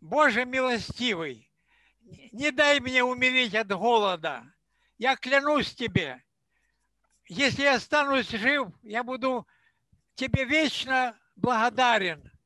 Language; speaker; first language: Russian; non-native, local second language; Ukrainian